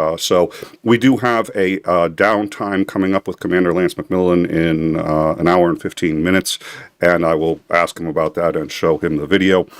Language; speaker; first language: English; native; English